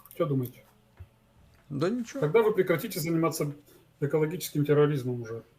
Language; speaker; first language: Russian; native; Russian